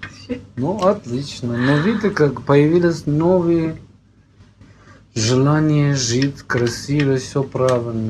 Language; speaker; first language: Russian; non-native, fluent; Persian